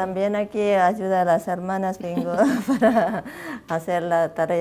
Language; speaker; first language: Spanish; non-native, learner; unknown